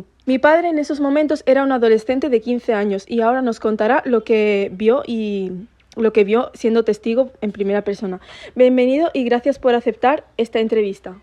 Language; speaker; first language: Spanish; early bilingual, other home language; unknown